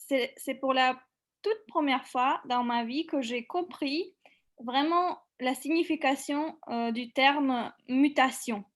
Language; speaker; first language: French; non-native, fluent; Macedonian